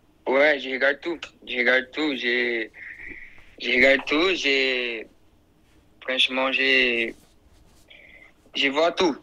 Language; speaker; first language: French; non-native, learner; Portuguese